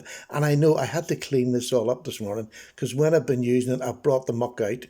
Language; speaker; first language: English; native; English